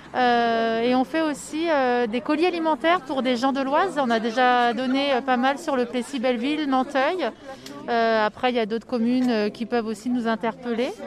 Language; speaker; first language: French; native; French